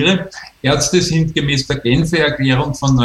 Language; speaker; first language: German; native; German